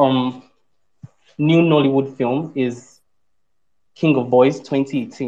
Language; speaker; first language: English; non-native, local second language; Yoruba